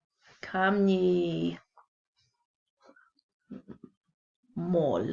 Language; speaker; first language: Albanian; non-native, learner; English